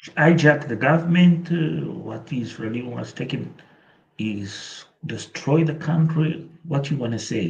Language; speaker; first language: English; non-native, local second language; Portuguese